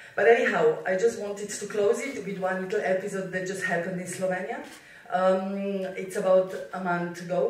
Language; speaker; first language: English; non-native, fluent; Slovenian